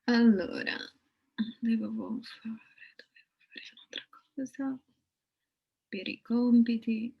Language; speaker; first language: Italian; non-native, fluent; English